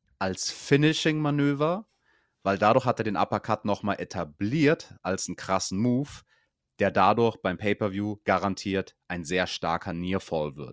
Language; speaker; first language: German; native; German